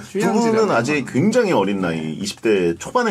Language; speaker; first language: Korean; native; Korean